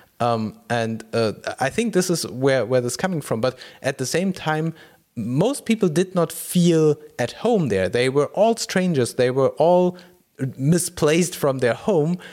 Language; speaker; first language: English; non-native, fluent; German